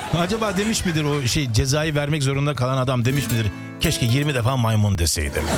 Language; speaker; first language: Turkish; early bilingual, heritage; Turkish